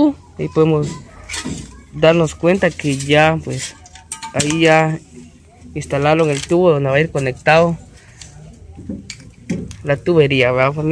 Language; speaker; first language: Spanish; native; Spanish